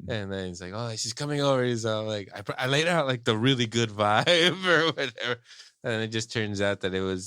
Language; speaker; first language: English; native; English